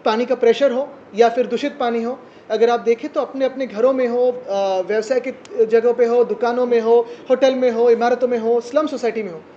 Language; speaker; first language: Hindi; non-native, local second language; Marathi